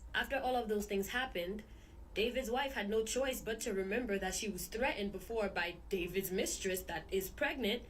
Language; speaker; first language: English; native; English